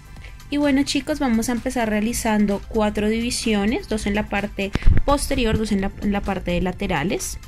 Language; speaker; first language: Spanish; native; Spanish